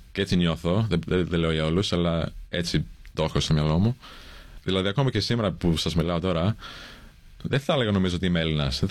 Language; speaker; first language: Greek; early bilingual, heritage; English